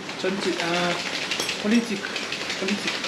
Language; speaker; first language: Korean; non-native, learner; Russian